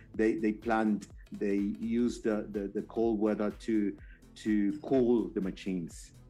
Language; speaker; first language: English; non-native, fluent; Spanish